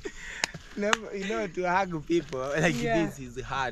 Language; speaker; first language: English; non-native, learner; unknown